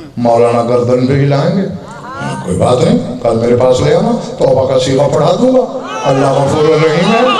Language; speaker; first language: Urdu; non-native, local second language; Saraiki